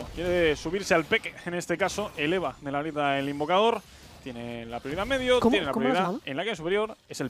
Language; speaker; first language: Spanish; native; Spanish